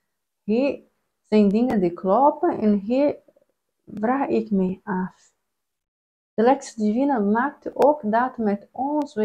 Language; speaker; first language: German; non-native, learner; Portuguese